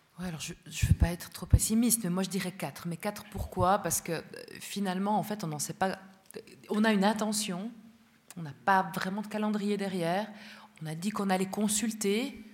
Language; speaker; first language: French; early bilingual, other home language; Spanish